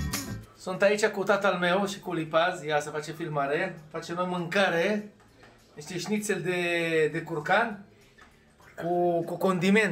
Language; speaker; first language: Romanian; non-native, fluent; Hebrew